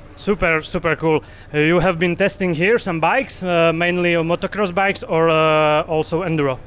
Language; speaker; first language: English; non-native, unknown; Slovak